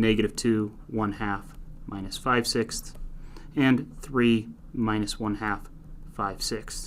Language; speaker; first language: English; native; English